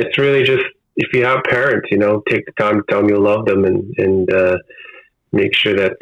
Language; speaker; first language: English; native; English